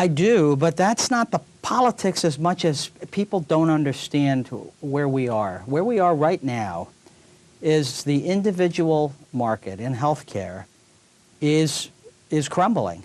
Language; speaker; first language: English; native; English